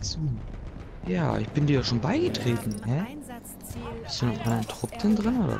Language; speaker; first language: German; native; German